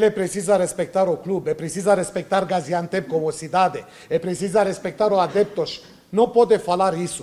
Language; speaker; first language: Portuguese; non-native, learner; Romanian